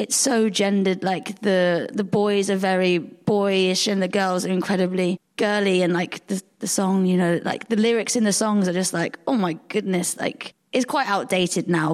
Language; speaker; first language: English; native; English